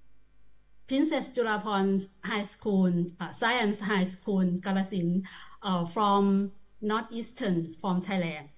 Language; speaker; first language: English; non-native, learner; Thai